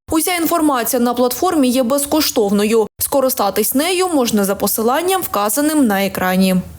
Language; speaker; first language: Ukrainian; native; Ukrainian